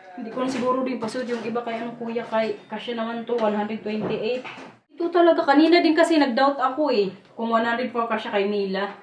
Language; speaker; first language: Filipino; non-native, local second language; Waray